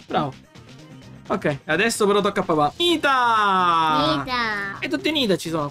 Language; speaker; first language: Italian; native; Italian